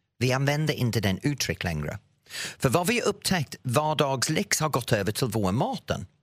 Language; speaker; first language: Swedish; non-native, fluent; English